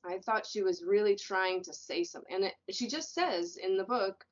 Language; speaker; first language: English; native; English